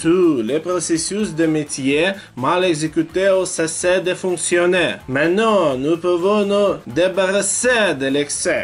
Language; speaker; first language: French; non-native, learner; Russian